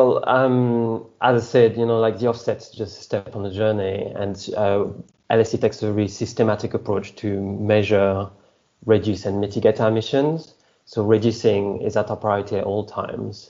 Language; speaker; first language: English; non-native, fluent; French